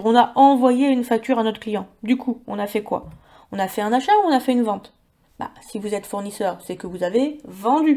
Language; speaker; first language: French; native; French